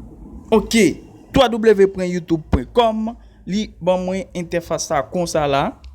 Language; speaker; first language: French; non-native, learner; Haitian Creole